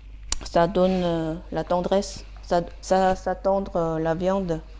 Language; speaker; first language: French; non-native, fluent; Korean